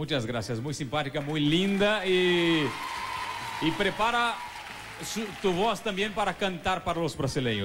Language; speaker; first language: Spanish; non-native, learner; Portuguese